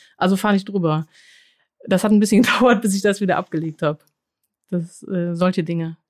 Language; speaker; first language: German; non-native, fluent; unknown